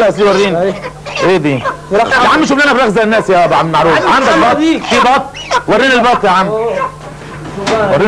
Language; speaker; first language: Arabic; native; Arabic